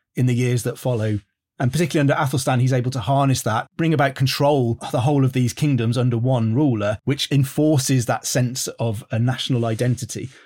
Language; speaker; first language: English; native; English